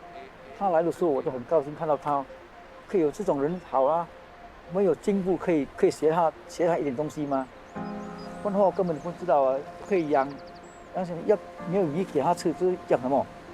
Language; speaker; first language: Chinese; non-native, local second language; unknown